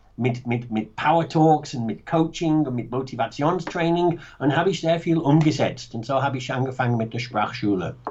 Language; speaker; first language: German; non-native, fluent; English